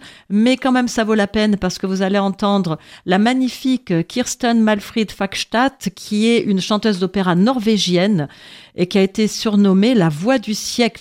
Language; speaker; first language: French; native; French